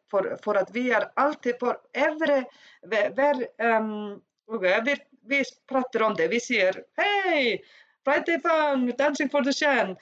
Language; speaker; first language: Swedish; non-native, learner; Icelandic